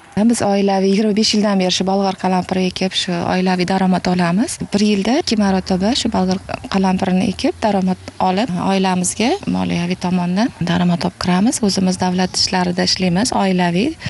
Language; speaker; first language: Uzbek; native; Uzbek